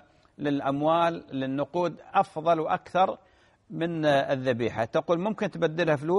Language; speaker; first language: Arabic; native; Arabic